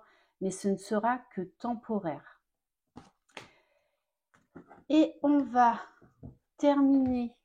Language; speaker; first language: French; native; French